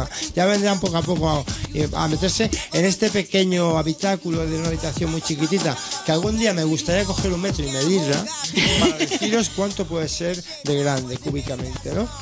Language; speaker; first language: Spanish; native; Spanish